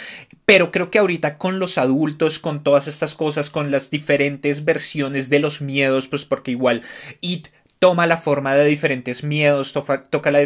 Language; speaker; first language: Spanish; native; Spanish